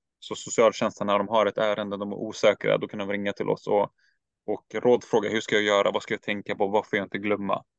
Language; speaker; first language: Swedish; early bilingual, other home language; Turkish